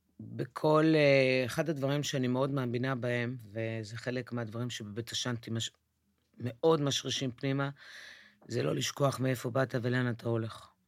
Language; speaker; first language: Hebrew; early bilingual, other home language; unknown